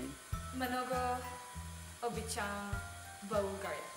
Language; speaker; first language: Bulgarian; non-native, learner; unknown